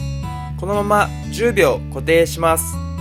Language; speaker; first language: Japanese; native; Japanese